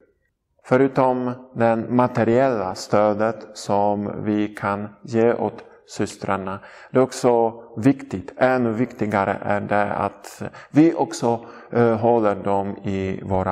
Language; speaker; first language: Swedish; non-native, fluent; Polish